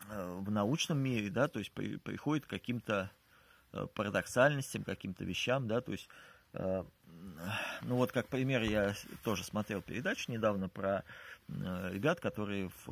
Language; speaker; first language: Russian; native; Russian